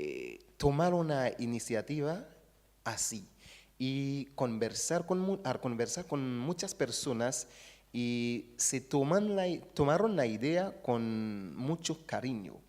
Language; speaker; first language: Spanish; non-native, fluent; Haitian Creole